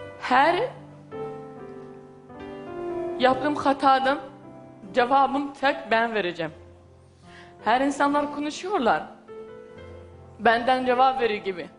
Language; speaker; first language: Turkish; non-native, learner; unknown